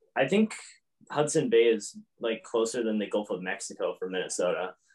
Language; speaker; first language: English; native; English